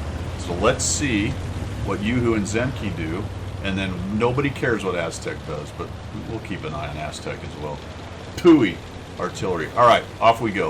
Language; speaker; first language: English; native; English